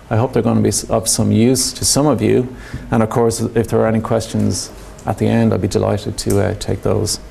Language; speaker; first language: English; native; English